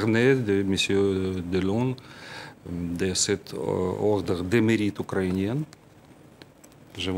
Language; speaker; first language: French; non-native, fluent; Ukrainian